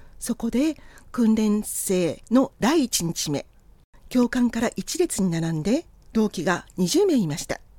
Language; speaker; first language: Japanese; native; Japanese